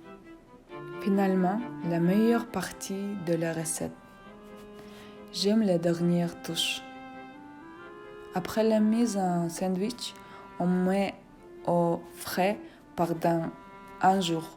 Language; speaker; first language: French; non-native, fluent; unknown